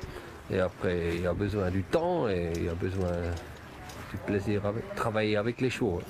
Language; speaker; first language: French; non-native, local second language; German